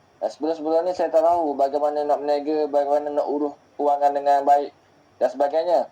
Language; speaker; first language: Malay; native; Malay